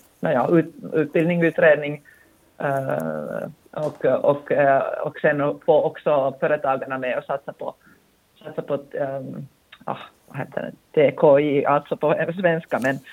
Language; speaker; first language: Swedish; non-native, local second language; Finnish